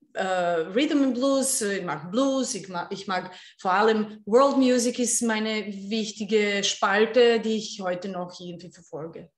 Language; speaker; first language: German; non-native, fluent; Serbian